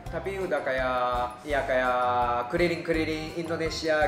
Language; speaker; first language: Indonesian; non-native, fluent; Japanese